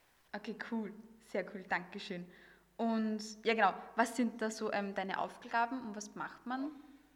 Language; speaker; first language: German; native; German